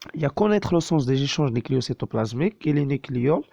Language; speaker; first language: French; non-native, local second language; Arabic